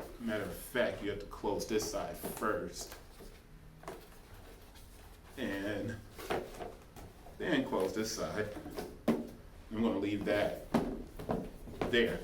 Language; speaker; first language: English; native; English